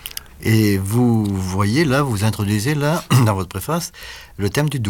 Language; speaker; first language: French; native; French